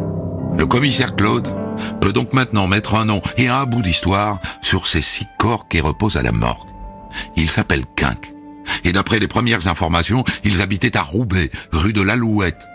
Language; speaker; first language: French; native; French